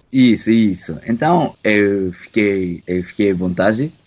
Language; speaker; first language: Portuguese; non-native, learner; Japanese